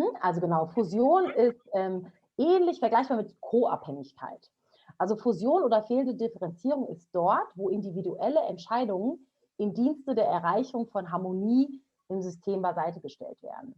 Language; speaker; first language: German; native; German